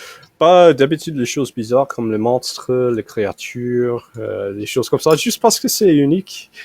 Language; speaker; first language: French; non-native, fluent; English